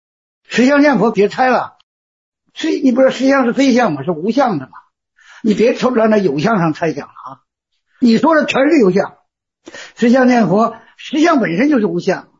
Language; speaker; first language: Chinese; native; Chinese